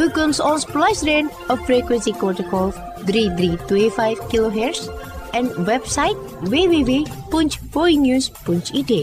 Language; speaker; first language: Dutch; non-native, fluent; Indonesian